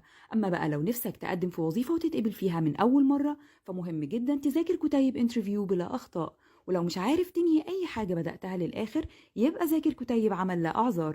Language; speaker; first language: Arabic; native; Arabic